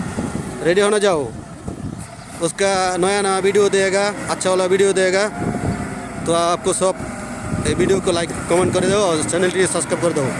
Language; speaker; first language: Hindi; non-native, learner; Bangla